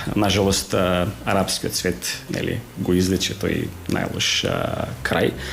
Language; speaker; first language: Macedonian; native; Macedonian